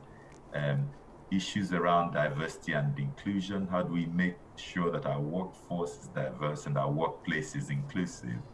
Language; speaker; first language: English; non-native, local second language; Igbo